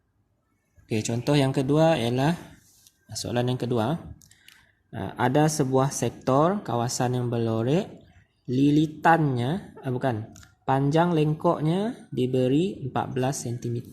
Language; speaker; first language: Malay; native; Malay